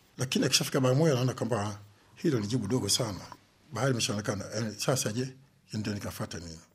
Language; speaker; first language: Swahili; native; Swahili